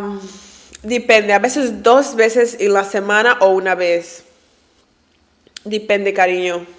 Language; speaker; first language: Spanish; non-native, learner; English